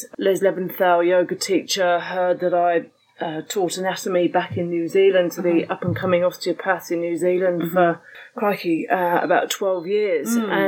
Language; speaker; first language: English; native; English